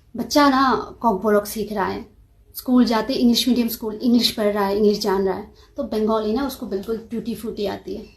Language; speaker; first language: Hindi; non-native, local second language; Kok Borok